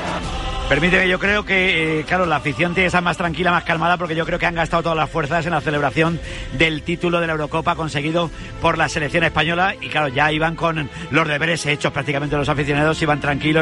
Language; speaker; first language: Spanish; native; Spanish